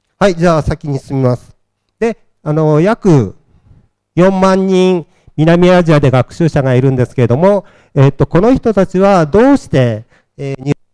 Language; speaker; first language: Japanese; native; Japanese